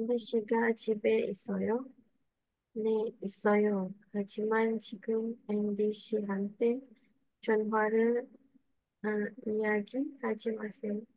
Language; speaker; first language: Korean; non-native, learner; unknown